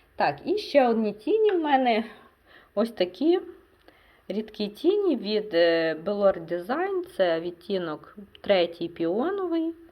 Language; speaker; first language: Ukrainian; non-native, local second language; Russian